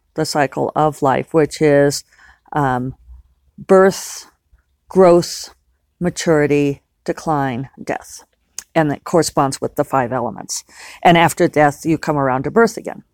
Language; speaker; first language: English; native; English